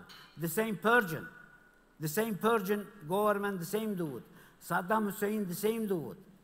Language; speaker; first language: English; non-native, learner; Kurdish